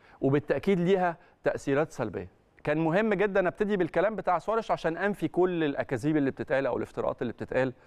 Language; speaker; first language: Arabic; native; Arabic